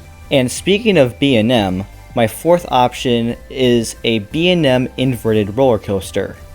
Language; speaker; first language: English; native; English